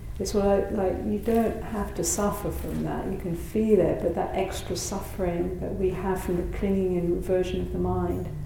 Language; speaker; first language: English; native; English